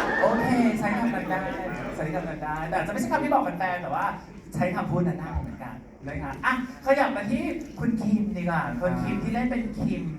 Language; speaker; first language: Thai; native; Thai